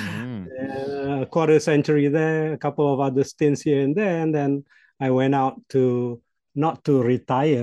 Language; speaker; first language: English; non-native, local second language; Malay